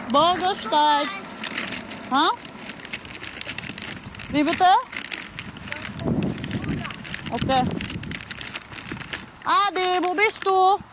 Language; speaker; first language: German; non-native, learner; Filipino